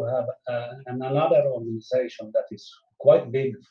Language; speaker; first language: English; non-native, fluent; Swedish